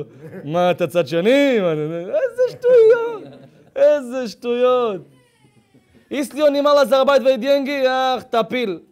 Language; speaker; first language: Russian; early bilingual, heritage; Russian